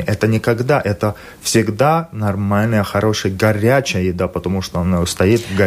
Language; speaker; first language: Russian; non-native, local second language; Latvian